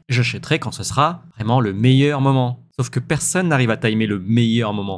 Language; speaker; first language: French; native; French